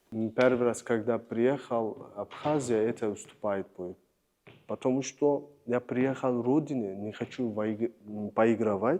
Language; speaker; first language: Russian; non-native, learner; Turkish